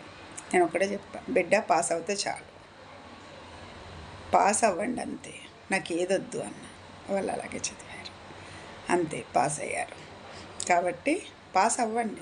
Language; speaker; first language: Telugu; native; Telugu